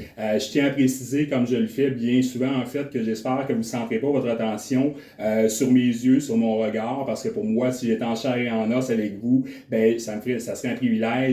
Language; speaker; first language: French; native; French